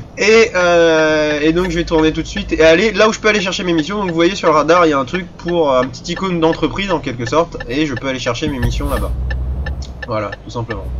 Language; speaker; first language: French; native; French